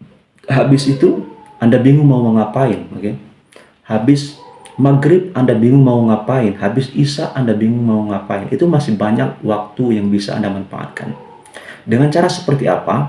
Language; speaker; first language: Indonesian; native; Indonesian